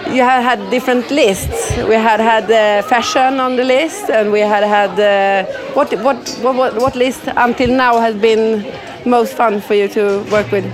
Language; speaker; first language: English; non-native, fluent; Swedish